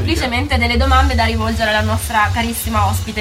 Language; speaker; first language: Italian; native; Italian